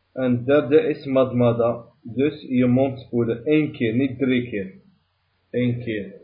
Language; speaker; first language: Dutch; early bilingual, other home language; Arabic